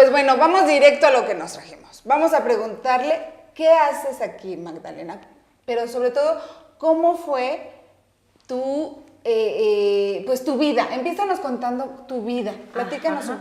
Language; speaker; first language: Spanish; native; Spanish